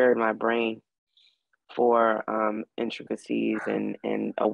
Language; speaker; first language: English; native; English